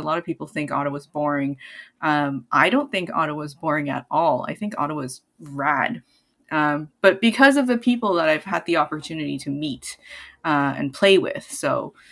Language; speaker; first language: English; non-native, local second language; Cantonese